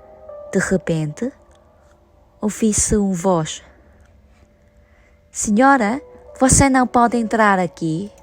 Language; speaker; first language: Portuguese; non-native, learner; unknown